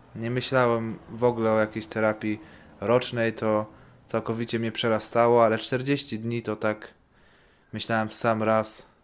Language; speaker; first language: Polish; early bilingual, heritage; Polish